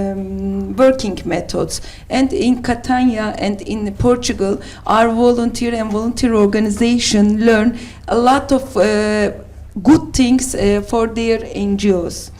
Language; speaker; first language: English; non-native, learner; Turkish